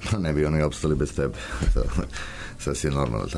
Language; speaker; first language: Serbian; native; Serbian